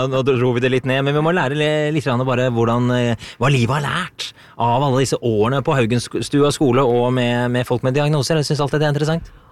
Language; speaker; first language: Norwegian; native; Norwegian